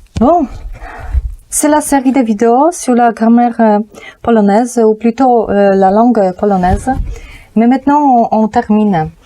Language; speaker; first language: French; non-native, fluent; Polish